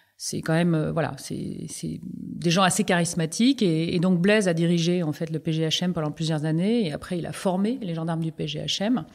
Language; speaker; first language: French; native; French